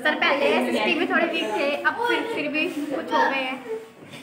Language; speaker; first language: Hindi; native; Hindi